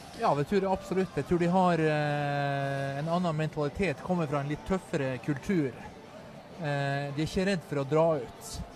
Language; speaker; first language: Norwegian; native; Norwegian